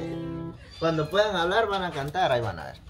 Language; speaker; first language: Spanish; native; Spanish